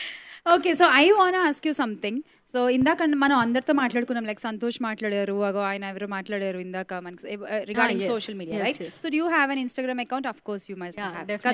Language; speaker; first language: Telugu; native; Telugu